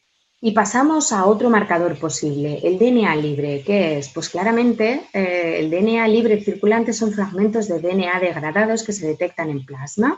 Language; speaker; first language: Spanish; native; Spanish